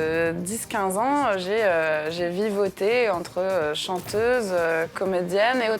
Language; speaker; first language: French; native; French